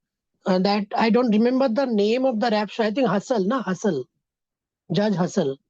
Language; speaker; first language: English; non-native, fluent; Bangla